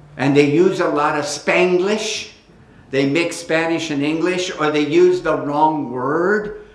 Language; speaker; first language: English; early bilingual, other home language; Spanish